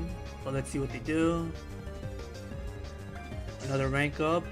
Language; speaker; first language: English; native; English